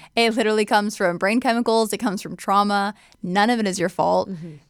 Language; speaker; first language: English; native; English